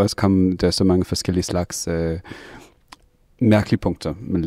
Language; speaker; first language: Danish; non-native, fluent; English